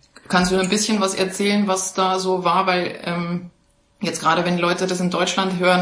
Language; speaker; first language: German; native; German